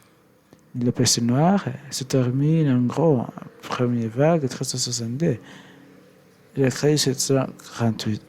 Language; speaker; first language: French; non-native, learner; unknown